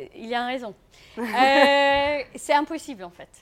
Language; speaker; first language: French; non-native, fluent; English